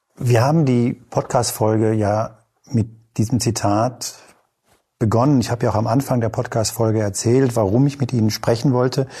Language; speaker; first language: German; early bilingual, other home language; Spanish